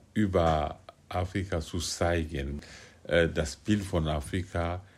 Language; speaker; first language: German; non-native, fluent; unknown